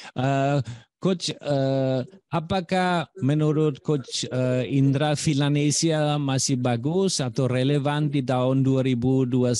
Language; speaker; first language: Indonesian; non-native, fluent; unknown